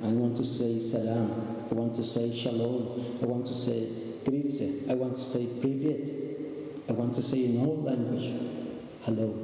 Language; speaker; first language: English; non-native, learner; Arabic